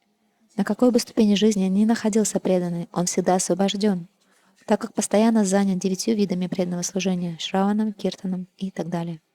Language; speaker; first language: Russian; native; Russian